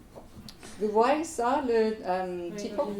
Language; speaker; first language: French; non-native, fluent; English